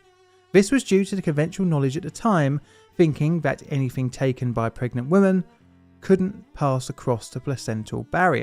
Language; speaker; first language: English; native; English